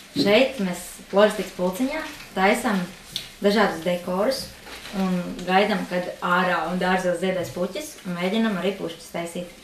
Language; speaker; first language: Latvian; native; Latvian